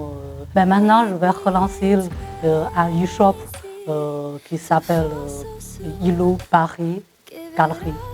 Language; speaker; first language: French; non-native, fluent; Chinese